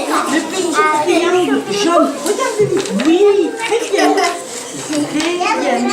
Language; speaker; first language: French; native; French